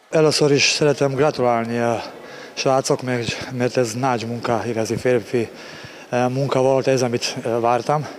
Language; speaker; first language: Hungarian; non-native, learner; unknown